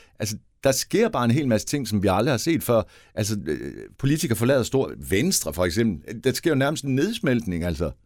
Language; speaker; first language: Danish; native; Danish